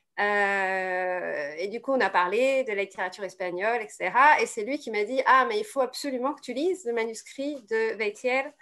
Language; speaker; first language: French; native; French